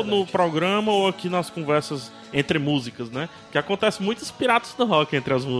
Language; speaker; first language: Portuguese; native; Portuguese